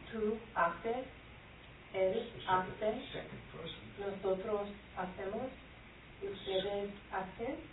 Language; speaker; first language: Spanish; non-native, learner; English